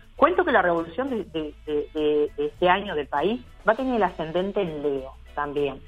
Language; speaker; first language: Spanish; native; Spanish